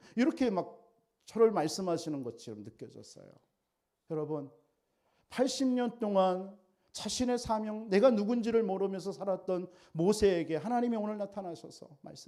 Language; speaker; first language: Korean; native; Korean